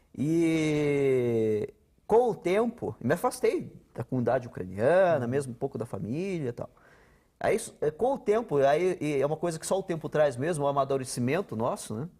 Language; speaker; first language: Portuguese; non-native, local second language; Ukrainian